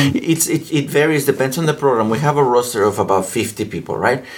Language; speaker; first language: English; non-native, fluent; Spanish